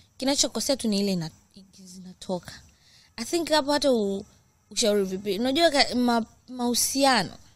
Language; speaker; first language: Swahili; native; Swahili